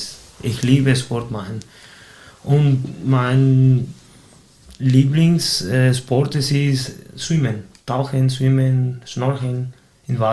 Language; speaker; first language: German; non-native, fluent; Spanish